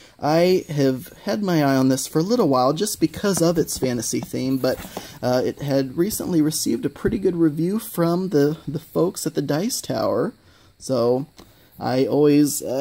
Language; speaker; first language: English; native; English